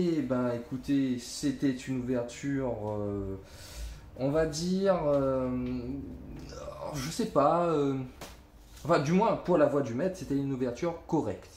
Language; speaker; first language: French; native; French